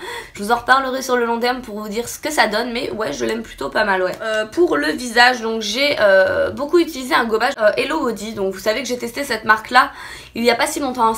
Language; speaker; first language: French; native; French